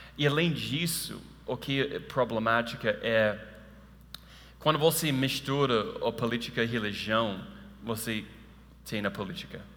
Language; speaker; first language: Portuguese; non-native, fluent; English